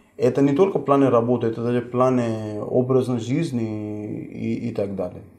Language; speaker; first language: Russian; non-native, fluent; Hindi